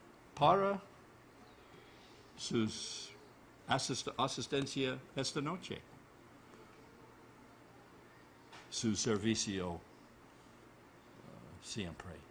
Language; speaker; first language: Spanish; non-native, learner; English